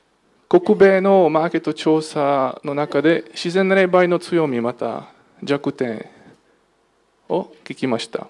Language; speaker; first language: Japanese; non-native, fluent; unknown